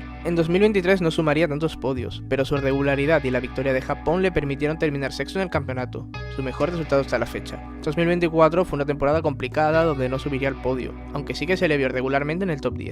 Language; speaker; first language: Spanish; native; Spanish